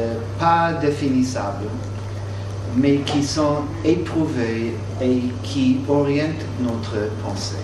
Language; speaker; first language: French; non-native, fluent; English